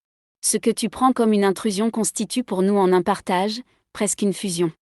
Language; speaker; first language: French; native; French